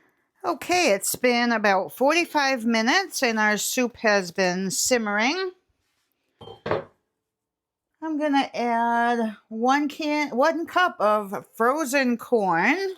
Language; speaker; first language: English; native; English